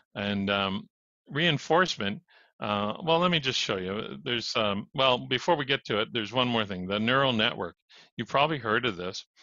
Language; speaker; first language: English; native; English